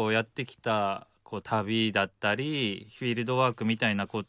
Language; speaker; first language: Japanese; native; Japanese